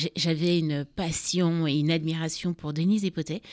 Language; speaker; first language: French; native; French